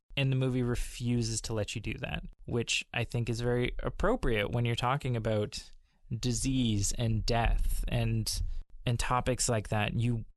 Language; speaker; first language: English; native; English